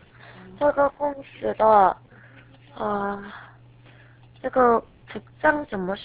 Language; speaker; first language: Chinese; non-native, learner; Korean